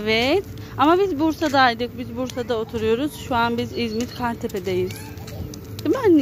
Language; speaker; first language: Turkish; native; Turkish